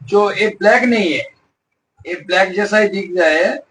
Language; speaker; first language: Hindi; non-native, local second language; Bangla